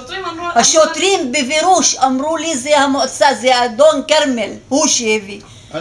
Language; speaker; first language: Hebrew; non-native, local second language; Arabic